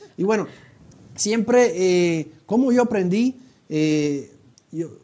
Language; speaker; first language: Spanish; native; Spanish